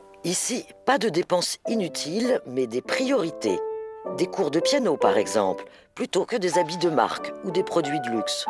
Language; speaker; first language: French; native; French